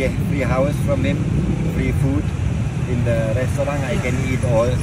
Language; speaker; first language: English; non-native, learner; German